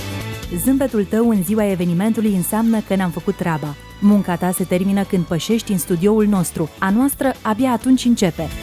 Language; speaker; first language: Romanian; native; Romanian